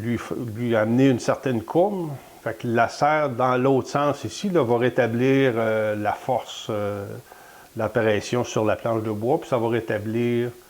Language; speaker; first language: French; native; French